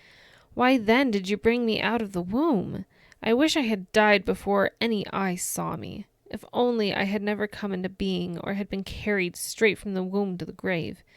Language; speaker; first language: English; native; English